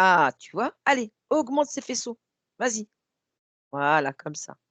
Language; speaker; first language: French; native; French